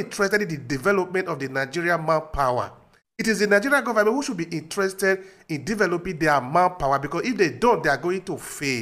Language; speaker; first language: English; non-native, local second language; Esan